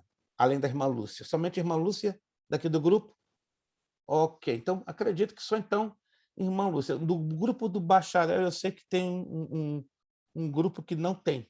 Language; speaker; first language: Portuguese; native; Portuguese